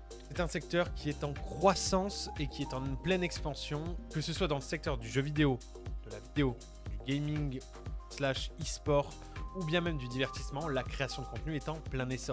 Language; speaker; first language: French; native; French